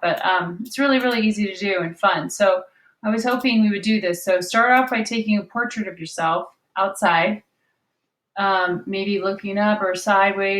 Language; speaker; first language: English; native; English